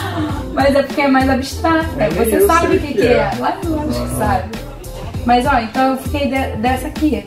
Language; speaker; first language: Portuguese; native; Portuguese